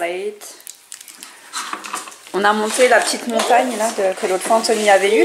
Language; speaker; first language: French; native; French